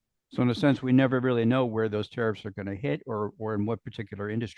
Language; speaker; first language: English; native; English